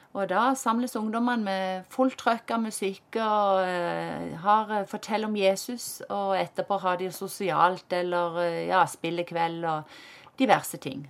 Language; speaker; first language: Norwegian; native; Norwegian